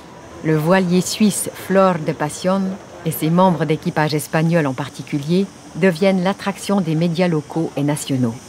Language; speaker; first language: French; native; French